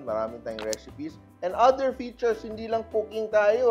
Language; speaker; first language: Filipino; native; Filipino